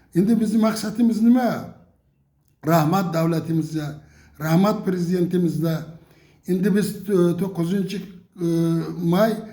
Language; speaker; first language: Uzbek; non-native, local second language; Tajik